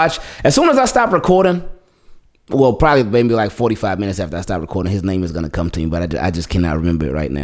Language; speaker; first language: English; native; English